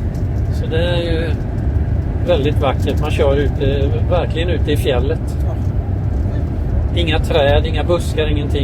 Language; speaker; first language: Swedish; native; Swedish